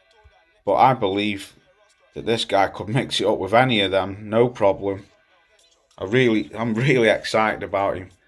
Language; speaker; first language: English; native; English